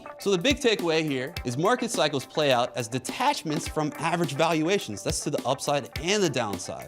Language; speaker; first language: English; native; English